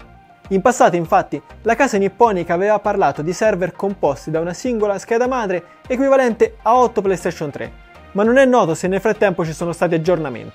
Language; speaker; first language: Italian; native; Italian